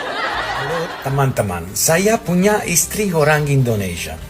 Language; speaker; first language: Indonesian; non-native, learner; Italian